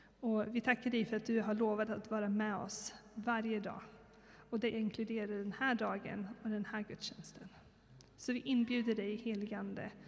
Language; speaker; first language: Swedish; native; Swedish